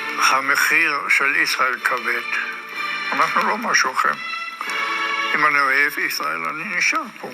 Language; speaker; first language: Hebrew; non-native, learner; German